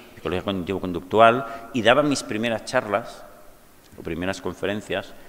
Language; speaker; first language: Spanish; native; Spanish